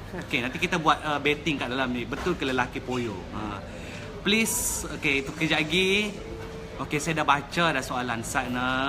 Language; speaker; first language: Malay; native; Malay